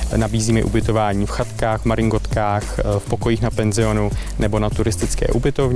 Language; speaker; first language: Czech; native; Czech